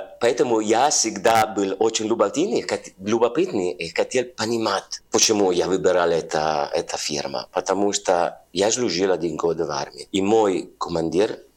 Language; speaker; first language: Russian; non-native, learner; Italian